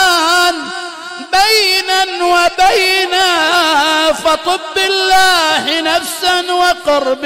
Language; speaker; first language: Arabic; native; Arabic